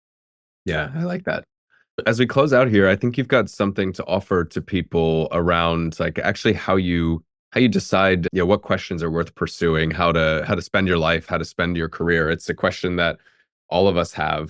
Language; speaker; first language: English; native; English